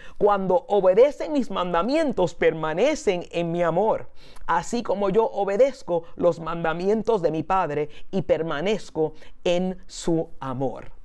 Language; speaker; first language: Spanish; early bilingual, heritage; Spanish